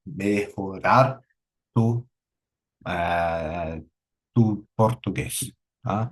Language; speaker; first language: Spanish; non-native, learner; Portuguese